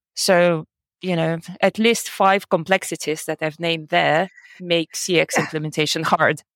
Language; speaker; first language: English; non-native, fluent; Russian